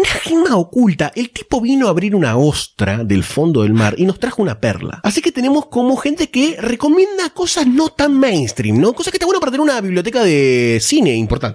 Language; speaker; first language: Spanish; native; Spanish